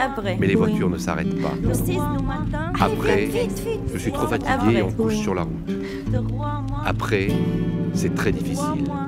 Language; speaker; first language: French; non-native, learner; Arabic